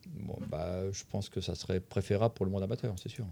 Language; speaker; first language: French; native; French